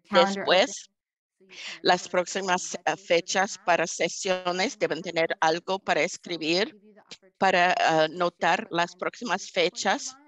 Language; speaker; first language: Spanish; early bilingual, heritage; English